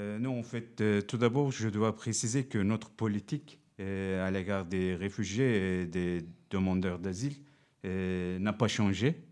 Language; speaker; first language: French; non-native, fluent; Turkish